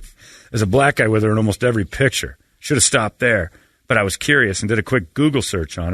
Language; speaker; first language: English; native; English